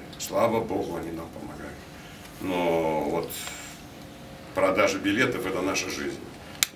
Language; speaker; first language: Russian; native; Russian